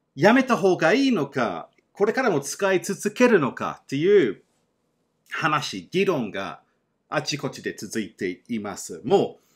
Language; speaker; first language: Japanese; non-native, fluent; English